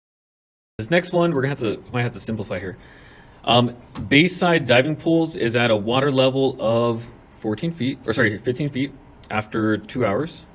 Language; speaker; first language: English; native; English